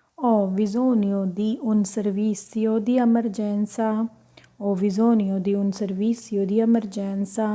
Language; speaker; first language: Italian; non-native, fluent; Punjabi